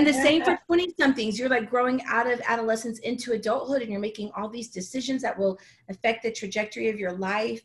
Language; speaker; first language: English; native; English